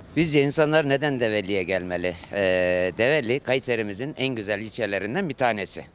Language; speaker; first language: Turkish; native; Turkish